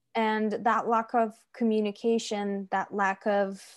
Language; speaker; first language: English; non-native, fluent; Turkish